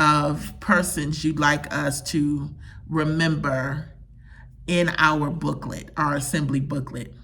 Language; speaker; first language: English; native; English